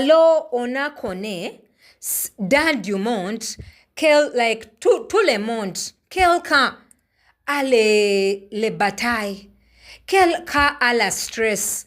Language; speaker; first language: French; non-native, learner; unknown